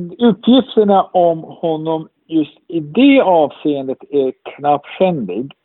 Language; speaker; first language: Swedish; non-native, fluent; Persian